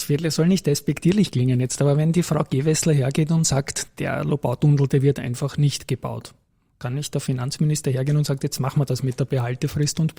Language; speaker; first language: German; native; German